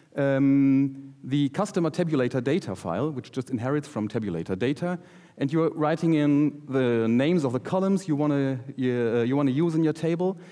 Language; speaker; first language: English; non-native, fluent; German